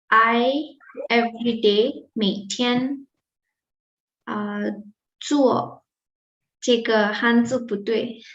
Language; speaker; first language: Chinese; non-native, learner; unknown